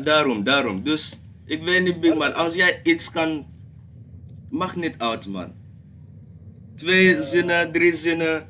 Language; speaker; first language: Dutch; non-native, fluent; English